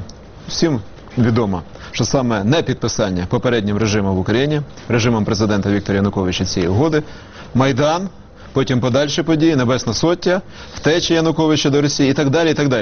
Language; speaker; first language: Ukrainian; native; Ukrainian